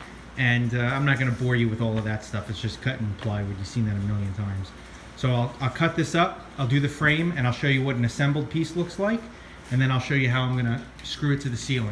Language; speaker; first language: English; native; English